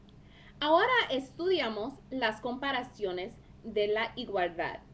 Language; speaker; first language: Spanish; non-native, fluent; English